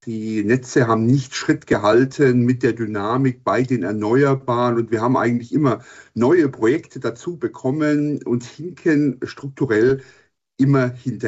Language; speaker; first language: German; native; German